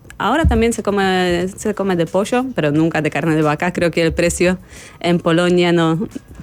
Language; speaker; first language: Spanish; non-native, fluent; Polish